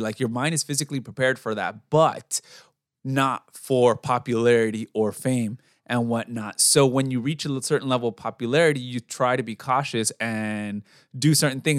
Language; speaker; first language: English; early bilingual, other home language; Spanish